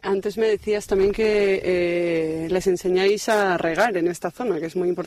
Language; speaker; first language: Spanish; native; Spanish